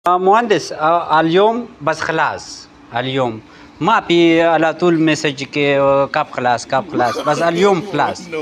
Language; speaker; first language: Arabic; non-native, learner; Pashto